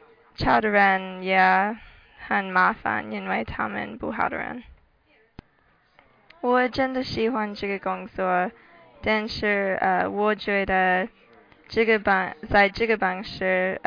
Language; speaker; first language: Chinese; non-native, learner; English